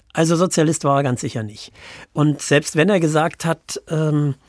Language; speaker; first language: German; native; German